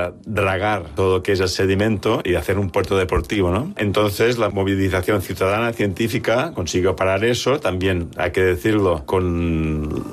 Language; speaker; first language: Spanish; native; Spanish